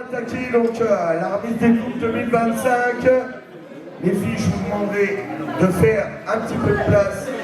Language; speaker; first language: French; native; French